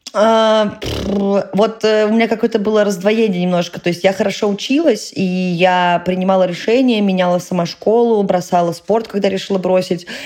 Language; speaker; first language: Russian; native; Russian